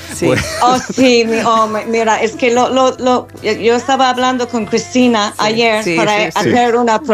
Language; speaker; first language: Spanish; non-native, fluent; English